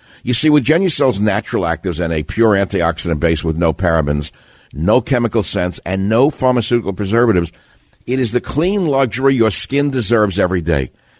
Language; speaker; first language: English; native; English